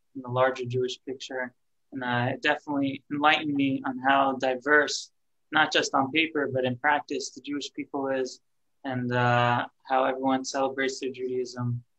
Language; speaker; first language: English; native; English